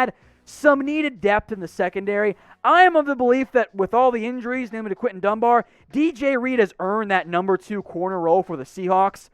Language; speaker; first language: English; native; English